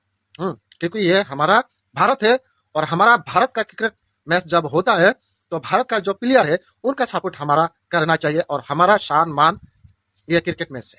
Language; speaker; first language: Hindi; non-native, local second language; Bangla